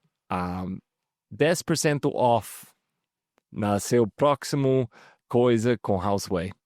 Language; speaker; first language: Portuguese; non-native, fluent; English